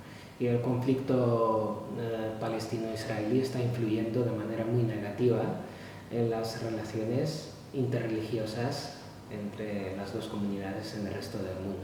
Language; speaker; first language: Spanish; non-native, fluent; Arabic